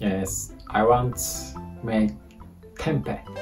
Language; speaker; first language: English; non-native, learner; Turkish